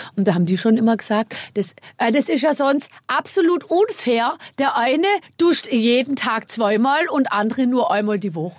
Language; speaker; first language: German; native; German